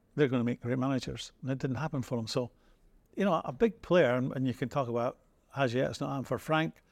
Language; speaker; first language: English; native; English